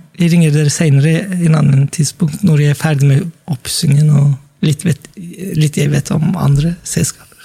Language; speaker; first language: Norwegian; non-native, fluent; Turkish